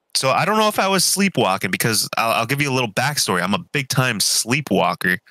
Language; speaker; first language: English; early bilingual, other home language; French